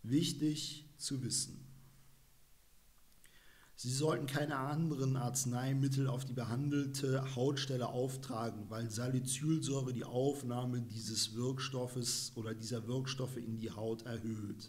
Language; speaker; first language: German; native; German